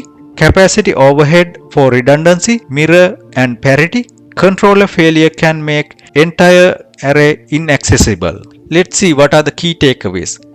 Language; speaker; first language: English; non-native, fluent; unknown